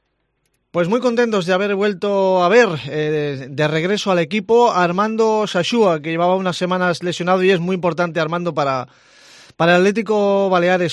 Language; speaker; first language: Spanish; native; Spanish